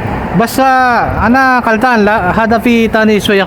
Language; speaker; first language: Arabic; non-native, learner; Filipino